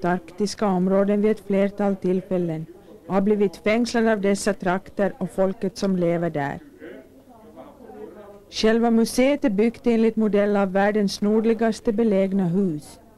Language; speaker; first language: Swedish; native; Swedish